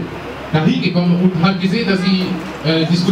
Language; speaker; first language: German; non-native, learner; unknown